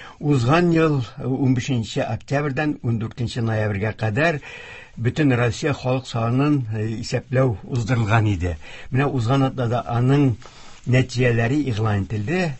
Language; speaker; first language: Tatar; native; Tatar